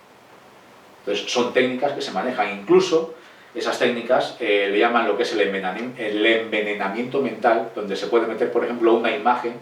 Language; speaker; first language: Spanish; native; Spanish